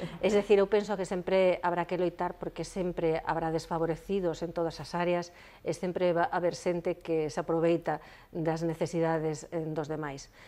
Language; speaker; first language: Galician; non-native, local second language; Spanish